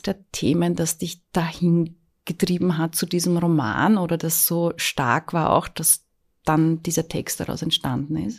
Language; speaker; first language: German; native; German